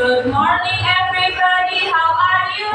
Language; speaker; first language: English; non-native, learner; Indonesian